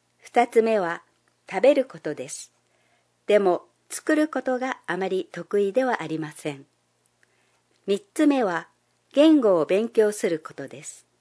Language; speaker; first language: Japanese; non-native, fluent; Chinese